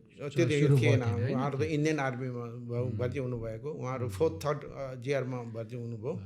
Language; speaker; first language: Nepali; non-native, local second language; Gurung